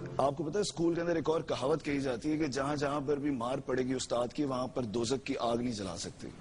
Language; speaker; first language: Urdu; native; Urdu